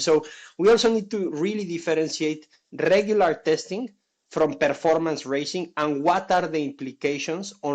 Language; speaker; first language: English; non-native, fluent; Spanish